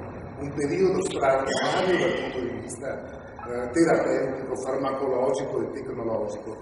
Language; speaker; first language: Italian; native; Italian